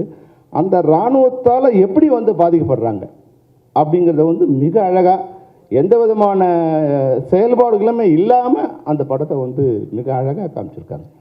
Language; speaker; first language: Tamil; native; Tamil